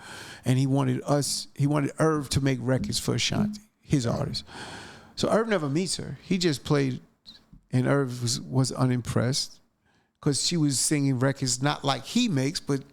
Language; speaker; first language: English; native; English